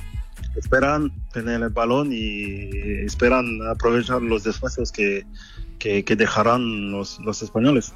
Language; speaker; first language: Spanish; non-native, fluent; French